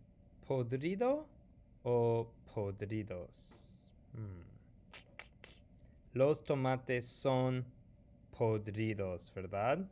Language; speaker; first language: Spanish; non-native, fluent; English